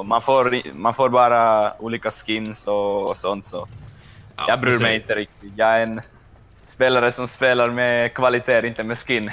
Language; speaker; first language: Swedish; non-native, local second language; Finnish